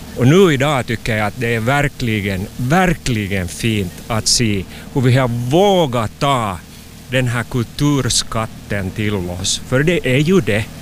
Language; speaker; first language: Swedish; native; Swedish